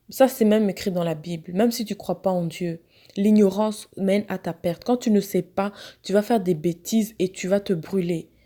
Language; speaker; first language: French; non-native, fluent; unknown